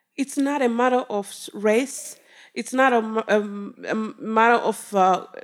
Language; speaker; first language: English; non-native, local second language; Kinyarwanda